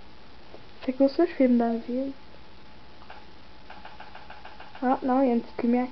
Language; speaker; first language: French; native; French